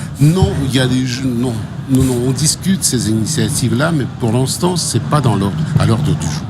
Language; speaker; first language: French; non-native, fluent; Russian